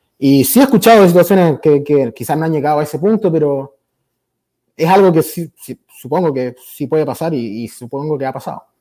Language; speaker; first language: Spanish; native; Spanish